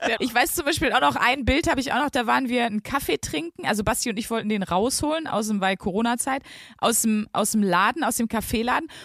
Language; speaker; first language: German; native; German